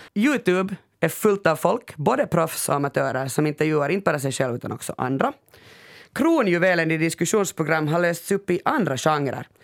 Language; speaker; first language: Swedish; native; Swedish